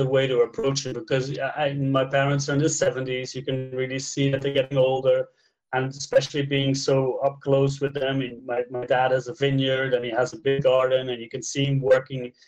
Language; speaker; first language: English; non-native, fluent; Dutch